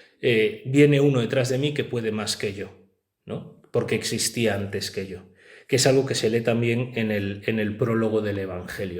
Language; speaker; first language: Spanish; native; Spanish